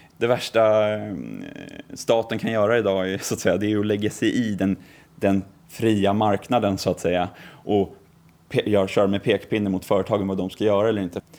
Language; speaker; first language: Swedish; native; Swedish